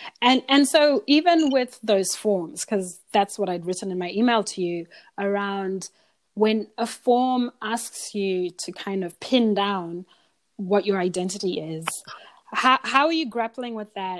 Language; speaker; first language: English; non-native, local second language; Shona